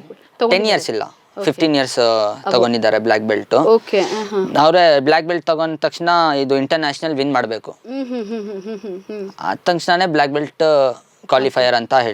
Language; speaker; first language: Kannada; non-native, local second language; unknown